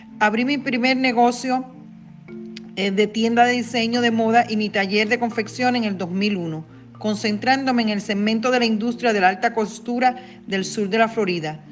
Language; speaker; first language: Spanish; native; Spanish